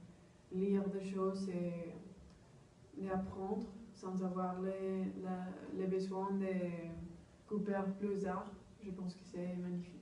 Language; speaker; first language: French; non-native, learner; Spanish